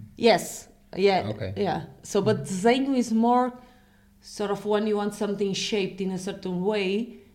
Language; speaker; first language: English; non-native, fluent; Portuguese